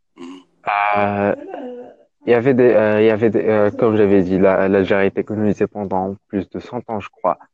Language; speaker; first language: French; non-native, local second language; Arabic